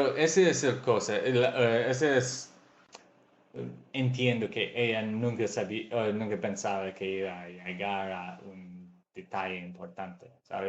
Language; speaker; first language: Spanish; non-native, fluent; English